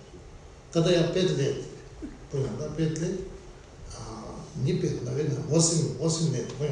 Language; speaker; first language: Russian; non-native, learner; Tibetan